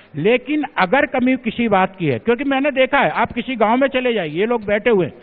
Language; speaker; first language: Hindi; native; Hindi